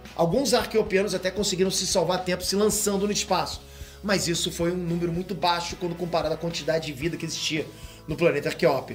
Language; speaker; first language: Portuguese; native; Portuguese